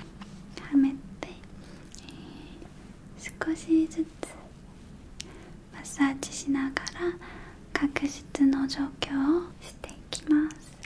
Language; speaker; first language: Japanese; non-native, learner; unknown